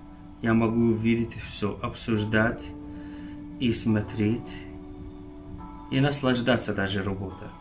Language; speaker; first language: Russian; non-native, learner; Arabic